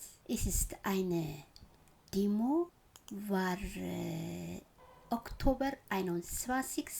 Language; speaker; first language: German; non-native, learner; Amharic